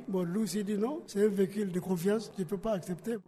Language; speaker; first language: French; non-native, local second language; Soninke